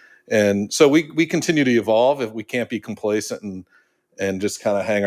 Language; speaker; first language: English; native; English